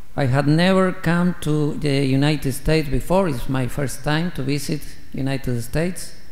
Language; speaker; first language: English; non-native, learner; Spanish